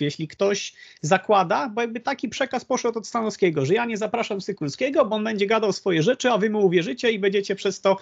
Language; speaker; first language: Polish; native; Polish